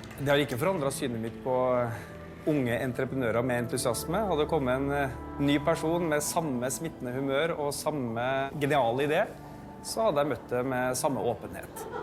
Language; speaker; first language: Norwegian; native; Norwegian